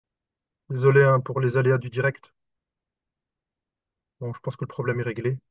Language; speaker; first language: French; native; French